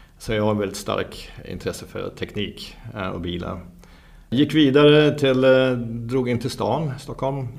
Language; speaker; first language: Swedish; non-native, fluent; German